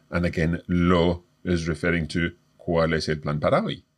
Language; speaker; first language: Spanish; non-native, fluent; English